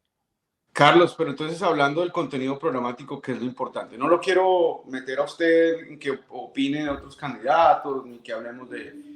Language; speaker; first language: Spanish; native; Spanish